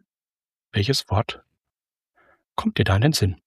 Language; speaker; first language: German; native; German